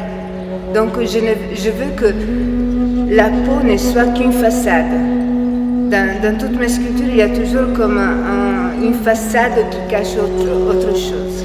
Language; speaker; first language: French; non-native, fluent; Italian